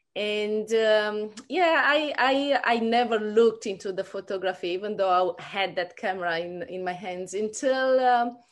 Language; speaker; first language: English; non-native, fluent; Romanian